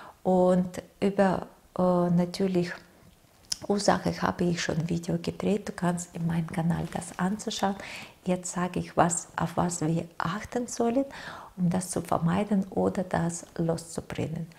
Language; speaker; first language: German; non-native, fluent; Russian